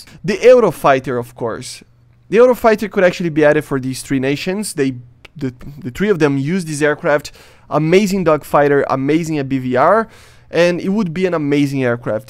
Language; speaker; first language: English; non-native, fluent; Portuguese